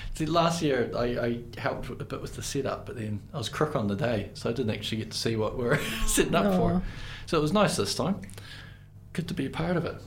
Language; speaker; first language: English; native; English